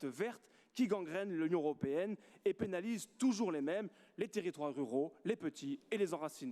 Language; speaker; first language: French; native; French